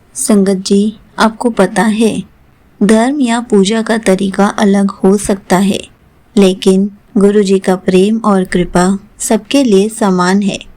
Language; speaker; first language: Hindi; native; Hindi